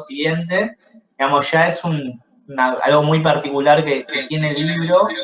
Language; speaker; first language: Spanish; native; Spanish